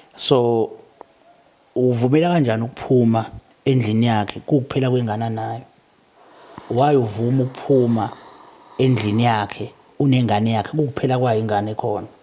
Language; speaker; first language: Zulu; native; Zulu